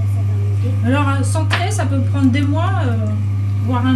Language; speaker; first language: French; native; French